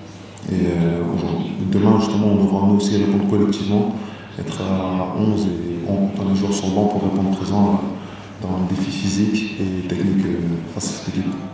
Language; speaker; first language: French; native; French